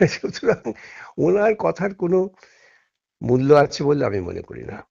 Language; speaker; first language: Bangla; native; Bangla